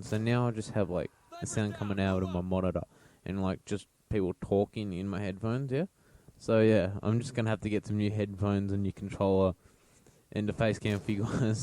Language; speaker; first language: English; native; English